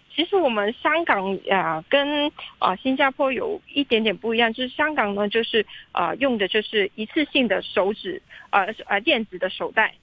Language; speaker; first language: Chinese; non-native, local second language; Cantonese